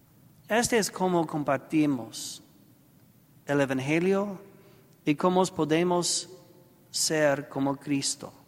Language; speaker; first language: Spanish; non-native, learner; English